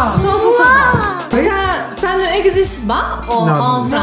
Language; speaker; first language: French; non-native, learner; Japanese